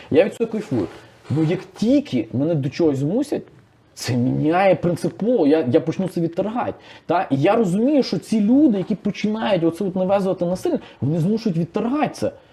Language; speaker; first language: Ukrainian; native; Ukrainian